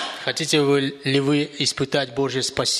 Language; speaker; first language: Russian; native; Russian